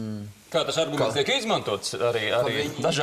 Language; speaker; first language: Latvian; native; Latvian